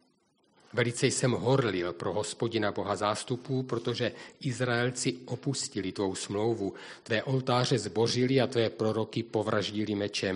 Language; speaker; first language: Czech; native; Czech